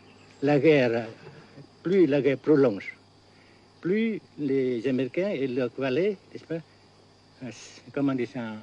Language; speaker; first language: French; non-native, local second language; Vietnamese